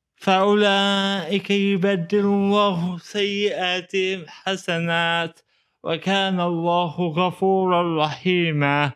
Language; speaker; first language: Arabic; non-native, fluent; English